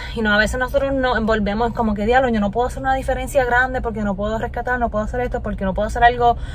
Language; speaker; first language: Spanish; native; Spanish